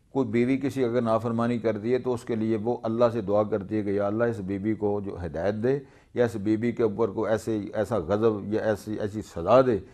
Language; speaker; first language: Urdu; non-native, local second language; Punjabi